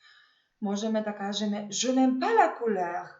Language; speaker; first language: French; non-native, fluent; Macedonian